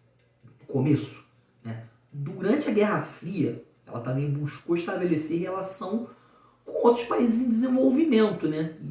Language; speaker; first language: Portuguese; native; Portuguese